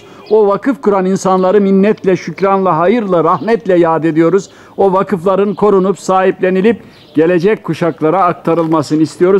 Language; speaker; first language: Turkish; native; Turkish